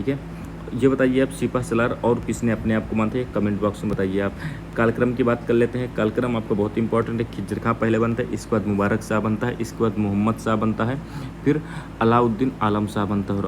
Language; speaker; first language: Hindi; native; Hindi